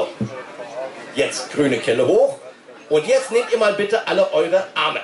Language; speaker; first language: German; native; German